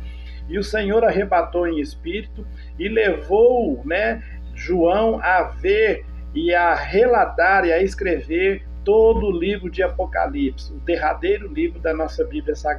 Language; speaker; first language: Portuguese; native; Portuguese